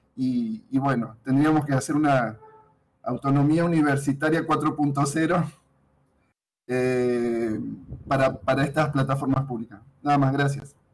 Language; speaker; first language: Spanish; native; Spanish